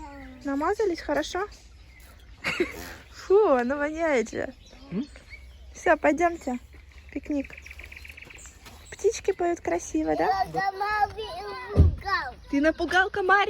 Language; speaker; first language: Russian; native; Russian